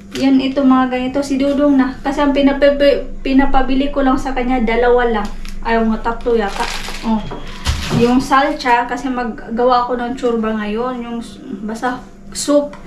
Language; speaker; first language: Filipino; non-native, local second language; Cebuano